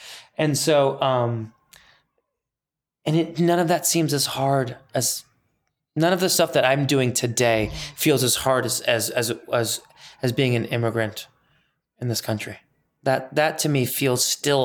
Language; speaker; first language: English; early bilingual, other home language; Persian